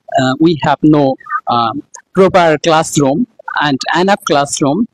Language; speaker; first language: English; non-native, learner; Bangla